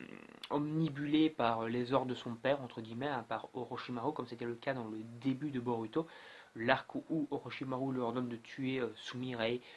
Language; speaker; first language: French; native; French